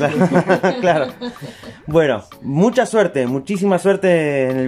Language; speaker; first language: Spanish; native; Spanish